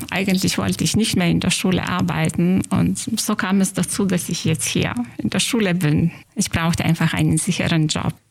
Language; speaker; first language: German; non-native, fluent; Lithuanian